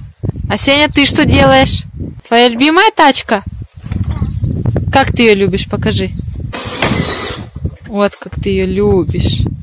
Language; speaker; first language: Russian; native; Russian